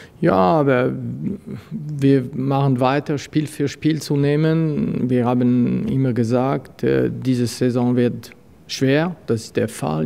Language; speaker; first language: German; non-native, fluent; French